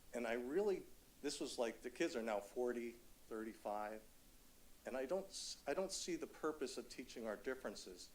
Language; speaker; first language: English; native; English